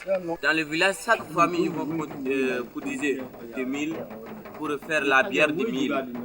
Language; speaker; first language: French; non-native, learner; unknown